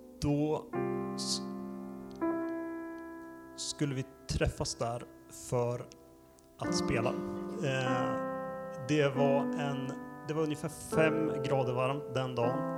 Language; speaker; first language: Swedish; native; Swedish